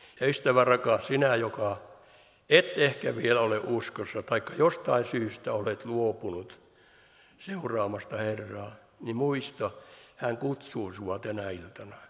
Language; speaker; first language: Finnish; native; Finnish